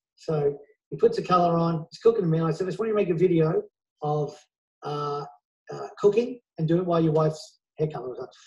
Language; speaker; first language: English; native; English